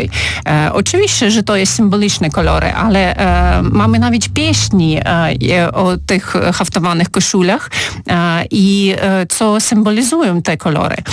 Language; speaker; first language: Polish; non-native, fluent; Ukrainian